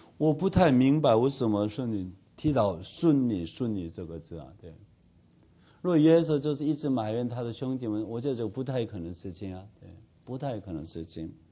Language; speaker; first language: Chinese; non-native, fluent; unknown